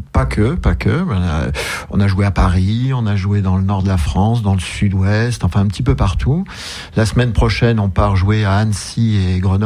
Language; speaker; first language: French; native; French